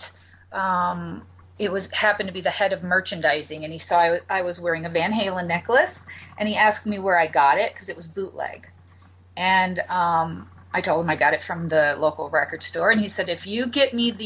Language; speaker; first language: English; native; English